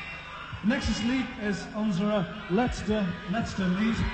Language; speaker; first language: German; non-native, learner; English